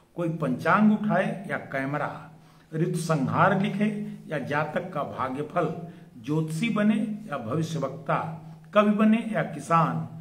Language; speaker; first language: Hindi; native; Hindi